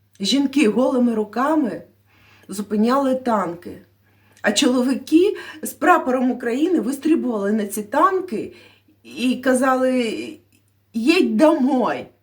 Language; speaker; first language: Ukrainian; native; Ukrainian